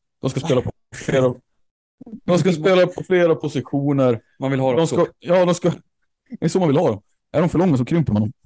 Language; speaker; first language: Swedish; native; Swedish